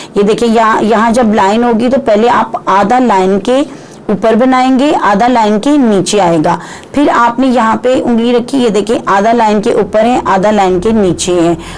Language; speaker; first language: Urdu; non-native, local second language; Punjabi